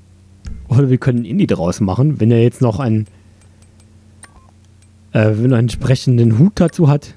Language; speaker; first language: German; native; German